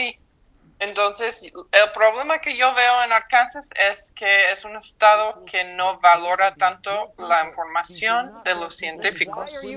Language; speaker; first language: Spanish; non-native, fluent; English